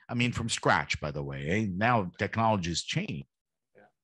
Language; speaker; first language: English; early bilingual, heritage; Italian